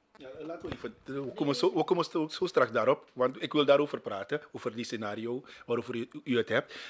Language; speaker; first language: Dutch; native; Dutch